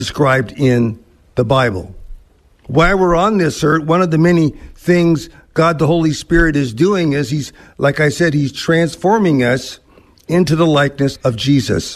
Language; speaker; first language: English; native; English